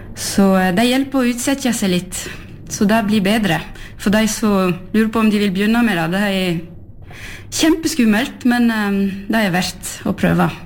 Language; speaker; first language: Norwegian; early bilingual, heritage; French